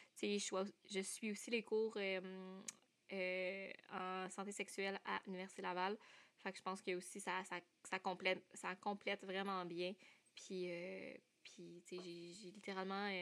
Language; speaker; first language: French; native; French